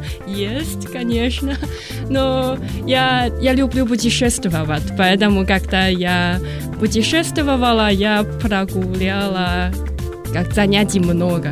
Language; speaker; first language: Russian; non-native, learner; Chinese